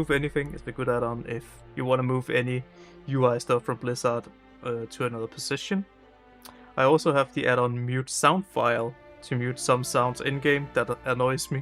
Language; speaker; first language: English; non-native, fluent; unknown